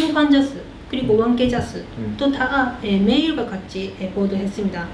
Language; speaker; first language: Korean; early bilingual, heritage; Korean